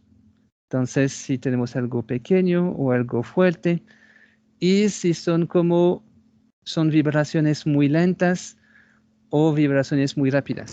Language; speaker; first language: Spanish; non-native, fluent; French